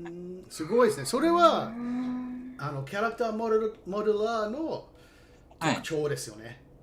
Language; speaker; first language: Japanese; non-native, fluent; English